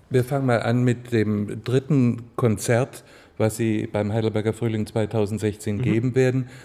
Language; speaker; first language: German; native; German